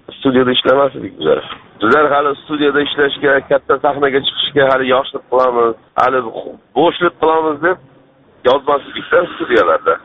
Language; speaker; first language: Uzbek; native; Uzbek